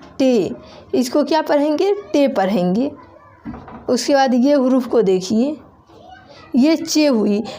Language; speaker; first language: Hindi; native; Hindi